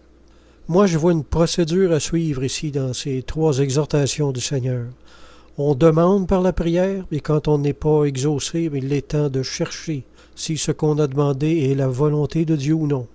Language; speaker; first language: French; native; French